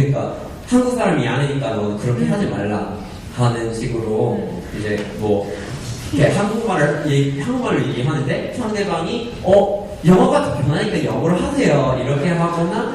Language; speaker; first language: Korean; non-native, fluent; English